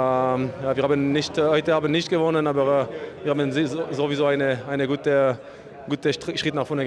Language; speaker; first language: German; non-native, learner; French